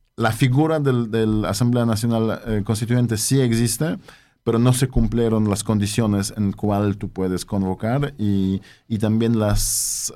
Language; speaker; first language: Spanish; non-native, fluent; Polish